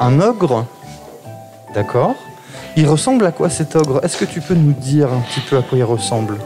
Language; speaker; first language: French; native; French